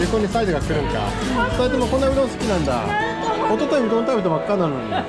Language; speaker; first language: Japanese; native; Japanese